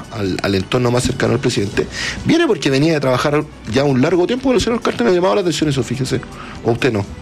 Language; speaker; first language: Spanish; native; Spanish